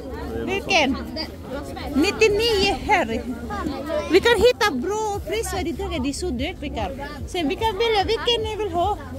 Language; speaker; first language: Swedish; non-native, learner; Filipino